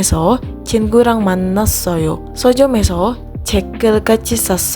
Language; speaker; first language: Korean; non-native, learner; Indonesian